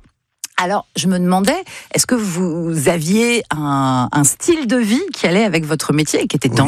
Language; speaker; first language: French; native; French